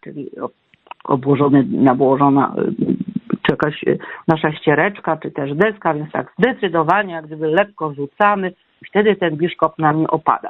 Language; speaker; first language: Polish; native; Polish